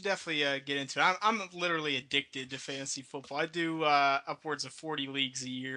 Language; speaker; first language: English; native; English